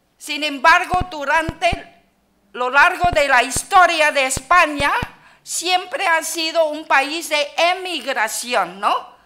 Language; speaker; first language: Spanish; non-native, fluent; Chinese